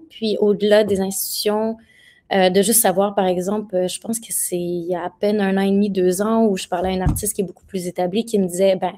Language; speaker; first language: French; native; French